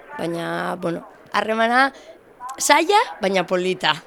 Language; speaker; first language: Basque; non-native, learner; Catalan